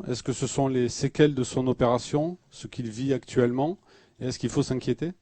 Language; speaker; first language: French; native; French